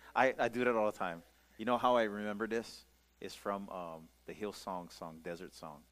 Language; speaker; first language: English; native; English